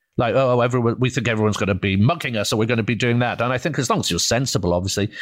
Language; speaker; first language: English; native; English